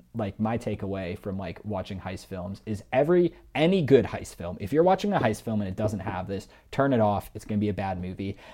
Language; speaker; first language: English; native; English